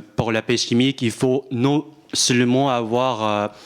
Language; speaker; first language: French; non-native, fluent; Japanese